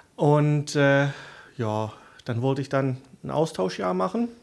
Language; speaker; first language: German; non-native, fluent; English